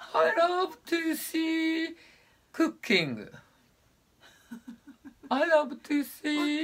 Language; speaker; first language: English; non-native, learner; Japanese